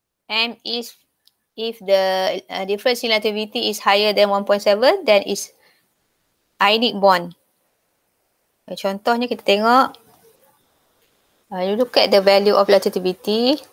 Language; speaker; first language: English; non-native, local second language; Malay